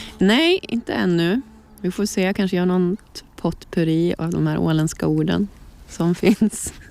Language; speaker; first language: Swedish; native; Swedish